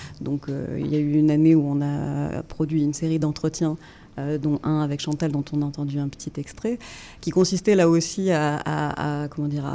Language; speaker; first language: French; native; French